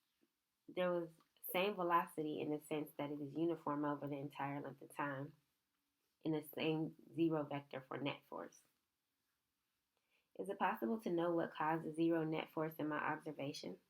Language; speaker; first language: English; native; English